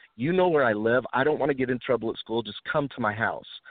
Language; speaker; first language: English; early bilingual, other home language; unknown